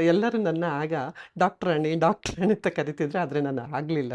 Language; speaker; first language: Kannada; native; Kannada